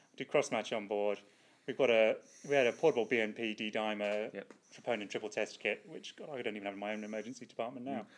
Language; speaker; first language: English; native; English